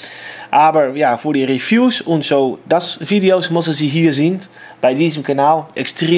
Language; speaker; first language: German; non-native, learner; Dutch